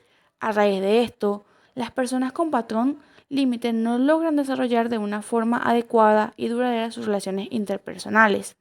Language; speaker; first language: Spanish; native; Spanish